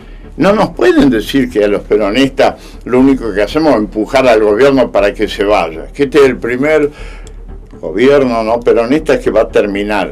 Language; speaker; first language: Spanish; native; Spanish